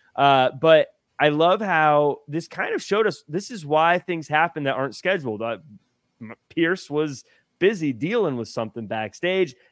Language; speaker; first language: English; native; English